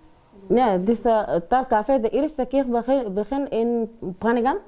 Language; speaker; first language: Dutch; non-native, learner; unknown